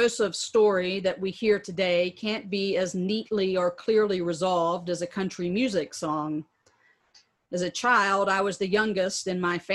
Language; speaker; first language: English; native; English